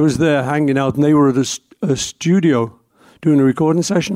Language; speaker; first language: English; native; English